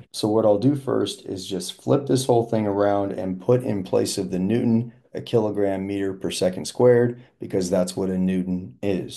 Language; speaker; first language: English; native; English